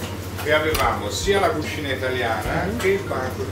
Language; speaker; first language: Italian; native; Italian